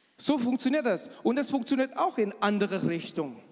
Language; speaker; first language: German; non-native, fluent; Malay